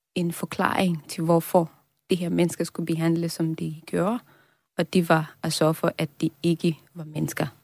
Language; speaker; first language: Danish; non-native, fluent; Swahili